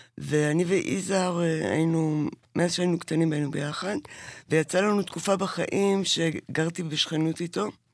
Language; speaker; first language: Hebrew; native; Hebrew